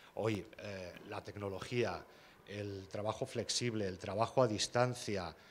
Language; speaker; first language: Spanish; native; Spanish